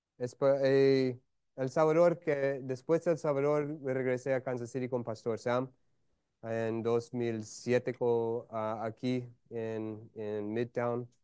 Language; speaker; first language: Spanish; non-native, fluent; English